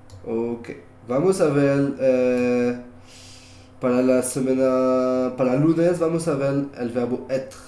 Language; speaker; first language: Spanish; non-native, learner; French